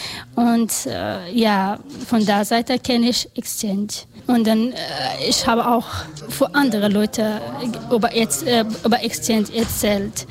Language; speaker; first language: German; non-native, learner; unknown